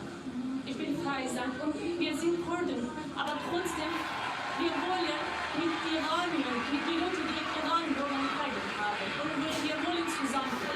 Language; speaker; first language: German; non-native, learner; Kurdish